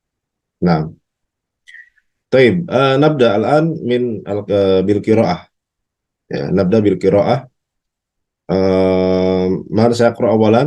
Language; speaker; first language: Arabic; non-native, fluent; Indonesian